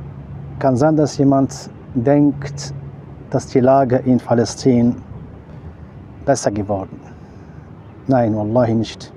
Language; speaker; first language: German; non-native, fluent; Arabic